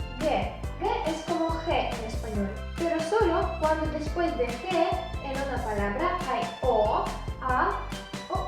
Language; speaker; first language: Spanish; non-native, fluent; Russian